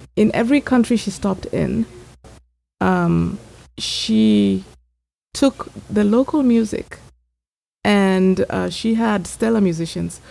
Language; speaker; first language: English; non-native, local second language; Gusii